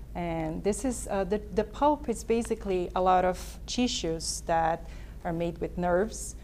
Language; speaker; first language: English; non-native, fluent; Portuguese